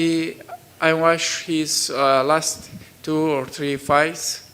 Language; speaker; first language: English; non-native, learner; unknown